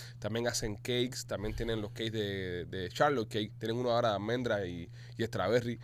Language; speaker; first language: Spanish; native; Spanish